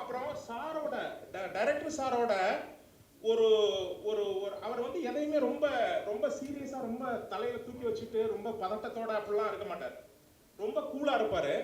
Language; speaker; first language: Tamil; native; Tamil